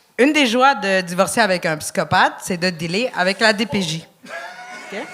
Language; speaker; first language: French; early bilingual, other home language; Arabic